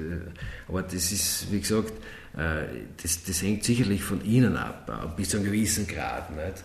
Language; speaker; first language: German; native; German